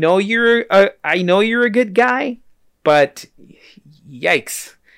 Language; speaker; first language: English; early bilingual, other home language; Spanish